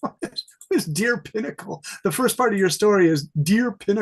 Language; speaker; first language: English; native; English